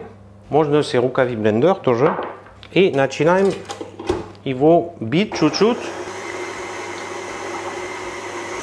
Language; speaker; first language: Russian; non-native, learner; French